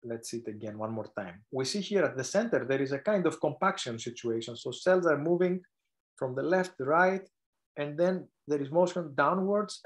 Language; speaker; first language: English; non-native, fluent; Greek